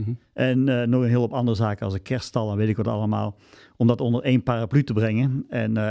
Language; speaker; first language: Dutch; native; Dutch